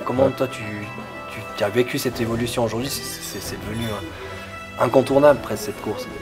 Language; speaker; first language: French; native; French